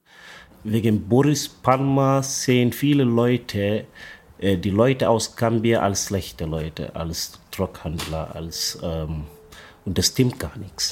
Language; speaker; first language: German; non-native, learner; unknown